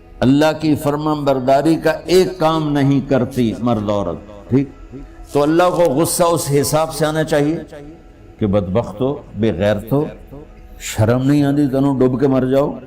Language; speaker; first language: Urdu; non-native, local second language; Punjabi